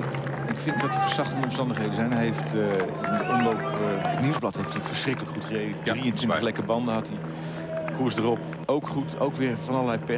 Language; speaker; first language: Dutch; native; Dutch